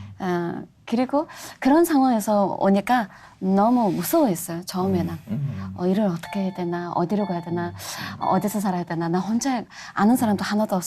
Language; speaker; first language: Korean; non-native, fluent; Mongolian